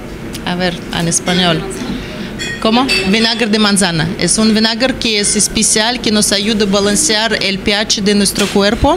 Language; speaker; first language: Spanish; non-native, learner; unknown